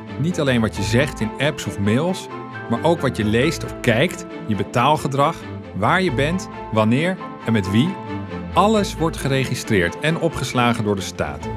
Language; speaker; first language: Dutch; native; Dutch